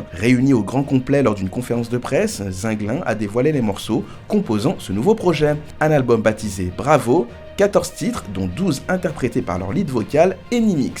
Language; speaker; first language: French; non-native, local second language; Haitian Creole